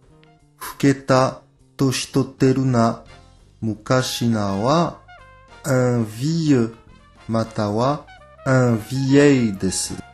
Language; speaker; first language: Japanese; non-native, fluent; French